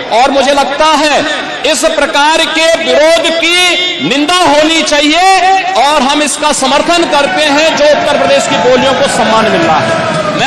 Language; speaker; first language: Hindi; native; Hindi